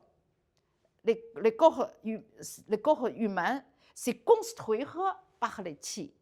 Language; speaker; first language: French; non-native, learner; Chinese